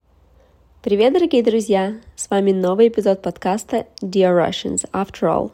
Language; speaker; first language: Russian; native; Russian